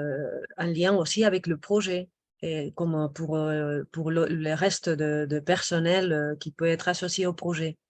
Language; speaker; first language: French; non-native, local second language; Spanish